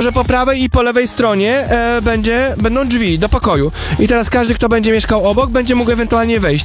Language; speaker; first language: Polish; native; Polish